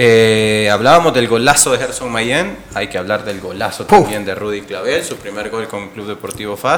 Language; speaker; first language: Spanish; native; Spanish